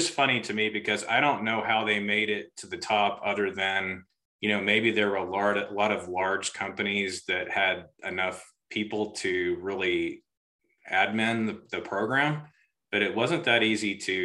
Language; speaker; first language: English; native; English